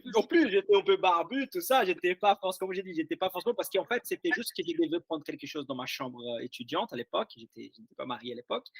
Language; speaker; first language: French; non-native, fluent; Portuguese